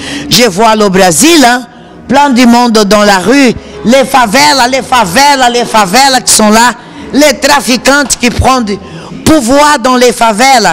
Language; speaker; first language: French; non-native, fluent; Portuguese